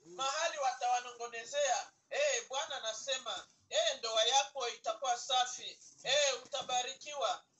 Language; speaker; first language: Swahili; native; Swahili